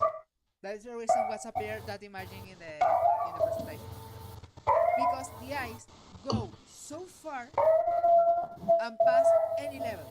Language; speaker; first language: English; non-native, learner; Spanish